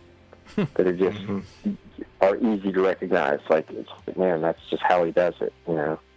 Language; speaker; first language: English; native; English